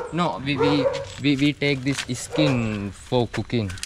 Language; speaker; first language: English; non-native, learner; Sinhala